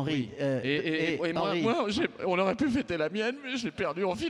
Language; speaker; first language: French; native; French